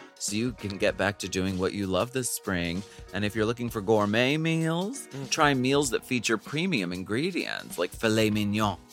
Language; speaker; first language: English; native; English